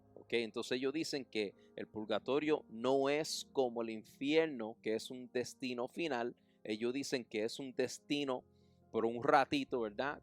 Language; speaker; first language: Spanish; early bilingual, heritage; English